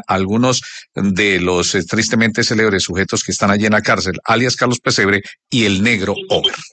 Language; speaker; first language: Spanish; native; Spanish